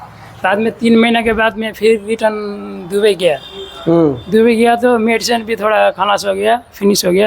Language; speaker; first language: Hindi; non-native, learner; Nepali